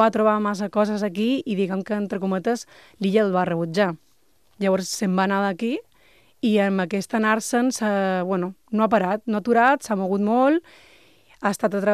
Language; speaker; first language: Catalan; non-native, local second language; Spanish